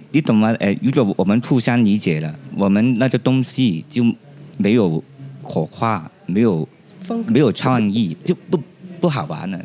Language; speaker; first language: Chinese; non-native, local second language; Cantonese